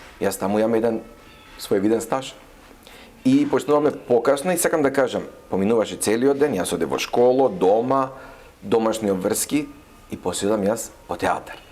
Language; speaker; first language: Macedonian; native; Macedonian